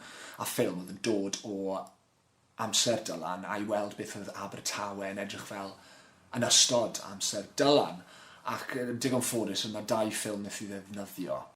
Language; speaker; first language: Welsh; non-native, local second language; English